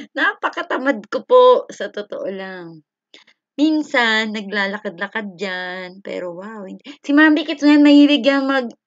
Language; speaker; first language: Filipino; native; Filipino